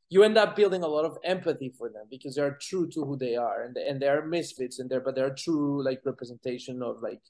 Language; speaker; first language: English; non-native, fluent; Spanish